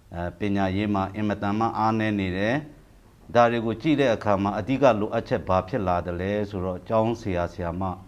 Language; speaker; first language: Burmese; non-native, local second language; Lahu